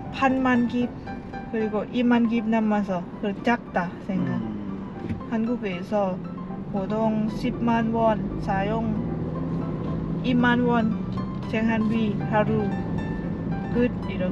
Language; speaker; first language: Korean; non-native, learner; Lao